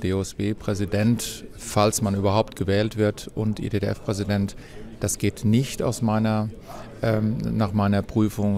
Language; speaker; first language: German; native; German